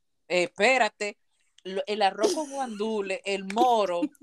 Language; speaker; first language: Spanish; early bilingual, heritage; Spanish